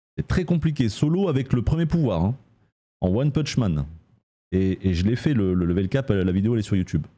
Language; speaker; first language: French; native; French